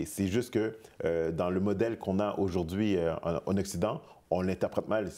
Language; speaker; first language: French; native; French